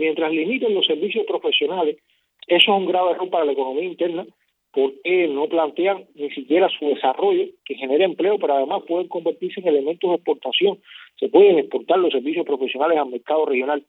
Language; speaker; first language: Spanish; native; Spanish